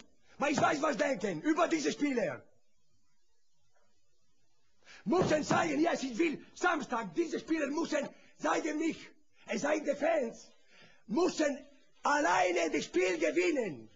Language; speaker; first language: German; non-native, learner; Italian